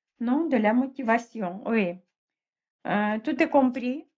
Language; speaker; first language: French; non-native, fluent; Russian